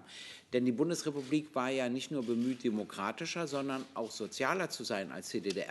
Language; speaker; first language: German; native; German